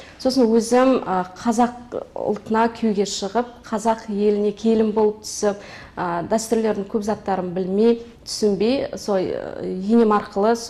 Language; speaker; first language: Kazakh; non-native, local second language; Russian